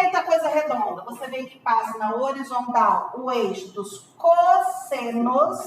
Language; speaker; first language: Portuguese; native; Portuguese